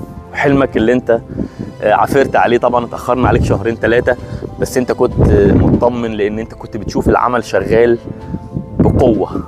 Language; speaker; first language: Arabic; native; Arabic